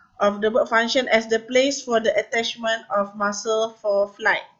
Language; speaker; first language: English; non-native, local second language; Malay